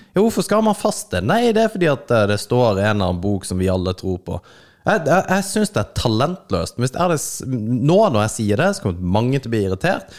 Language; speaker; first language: Norwegian; native; Norwegian